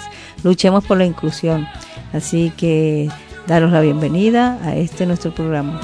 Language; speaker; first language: Spanish; native; Spanish